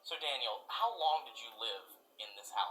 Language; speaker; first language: English; native; English